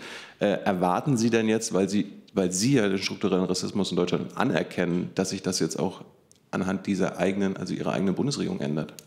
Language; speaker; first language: German; native; German